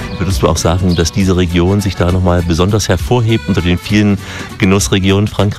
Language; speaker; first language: German; native; German